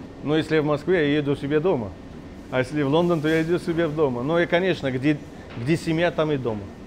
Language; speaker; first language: Russian; non-native, fluent; Arabic